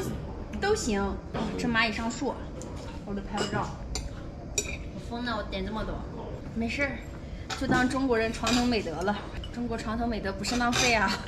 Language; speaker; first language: Chinese; native; Chinese